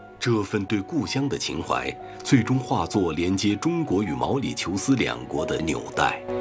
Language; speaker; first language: Chinese; native; Chinese